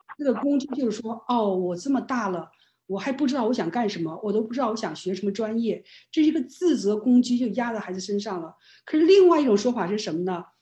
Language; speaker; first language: Chinese; native; Chinese